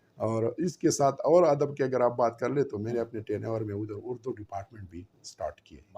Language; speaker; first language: Urdu; non-native, local second language; Pashto